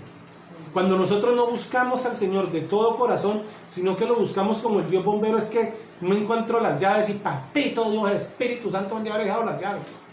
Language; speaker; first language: Spanish; native; Spanish